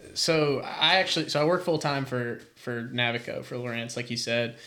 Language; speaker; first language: English; native; English